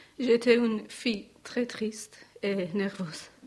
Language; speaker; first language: French; non-native, learner; Persian